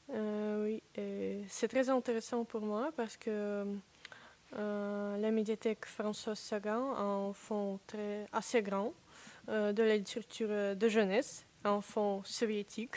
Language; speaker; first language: French; non-native, learner; Russian